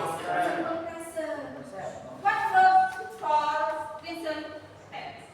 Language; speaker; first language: English; non-native, learner; Indonesian